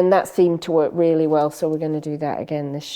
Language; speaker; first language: English; native; English